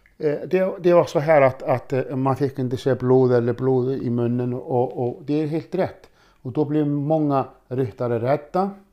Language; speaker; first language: Swedish; non-native, fluent; Icelandic